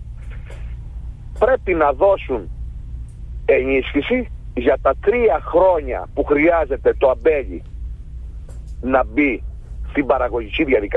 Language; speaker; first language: Greek; native; Greek